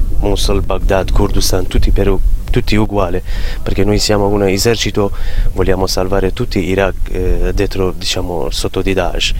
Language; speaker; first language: Italian; non-native, learner; Kurdish